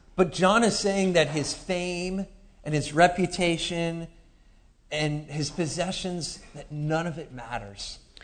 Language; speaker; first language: English; native; English